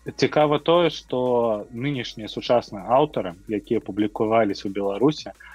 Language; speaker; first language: Belarusian; non-native, local second language; Russian